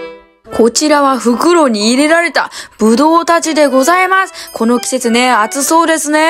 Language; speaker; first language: Japanese; native; Japanese